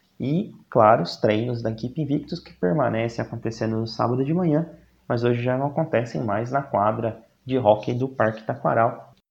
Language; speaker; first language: Portuguese; native; Portuguese